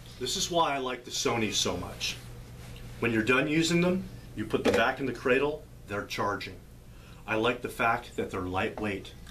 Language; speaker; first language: English; native; English